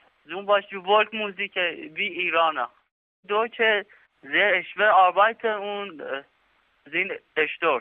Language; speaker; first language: German; non-native, learner; Persian